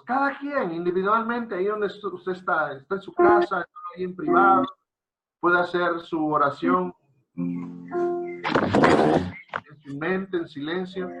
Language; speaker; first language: Spanish; native; Spanish